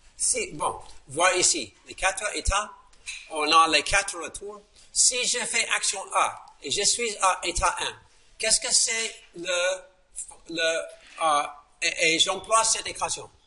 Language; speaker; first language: French; non-native, fluent; English